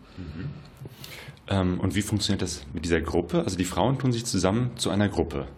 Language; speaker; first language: German; native; German